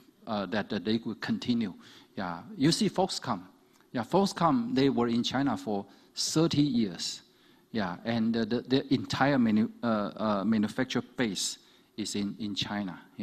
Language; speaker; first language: English; non-native, fluent; Chinese